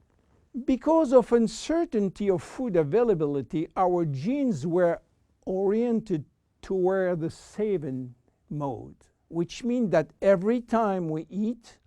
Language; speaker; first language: English; non-native, fluent; French